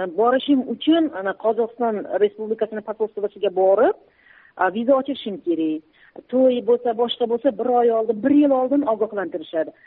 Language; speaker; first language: Uzbek; early bilingual, heritage; Uzbek